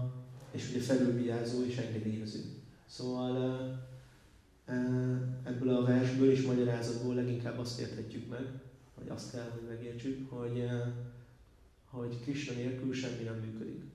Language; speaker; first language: Hungarian; native; Hungarian